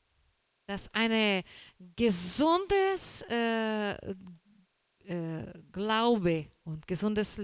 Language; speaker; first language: German; non-native, learner; Portuguese